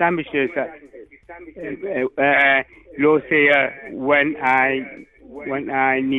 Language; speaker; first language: French; non-native, local second language; Morisyen